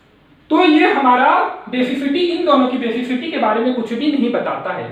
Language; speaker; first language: Hindi; native; Hindi